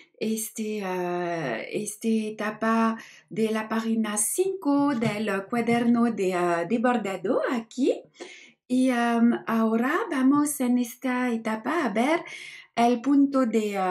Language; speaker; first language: Spanish; non-native, learner; French